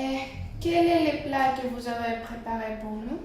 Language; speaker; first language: French; non-native, learner; Greek